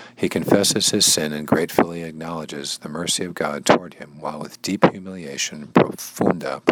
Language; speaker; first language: English; native; English